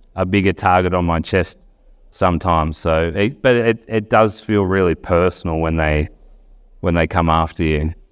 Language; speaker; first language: English; native; English